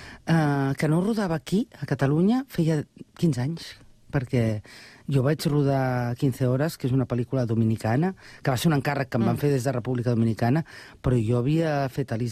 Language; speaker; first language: Catalan; native; Catalan